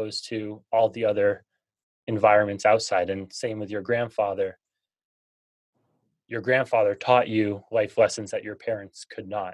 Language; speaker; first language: English; native; English